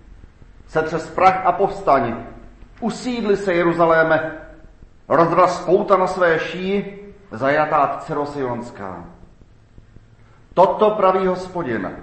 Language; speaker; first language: Czech; native; Czech